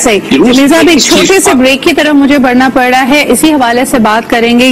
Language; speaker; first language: Urdu; native; Urdu